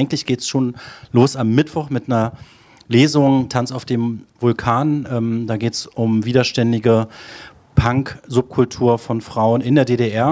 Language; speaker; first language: German; native; German